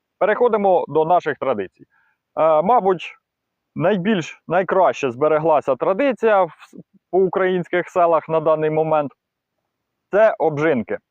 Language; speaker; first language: Ukrainian; non-native, local second language; Russian